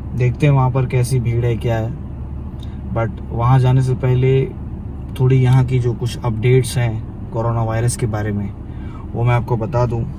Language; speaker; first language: Hindi; native; Hindi